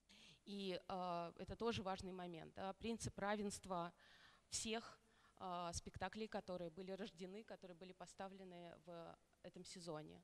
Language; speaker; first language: Russian; native; Russian